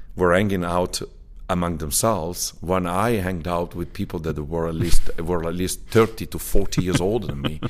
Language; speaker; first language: English; early bilingual, other home language; Italian